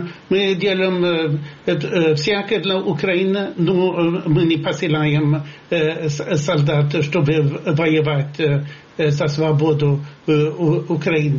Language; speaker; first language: Russian; non-native, fluent; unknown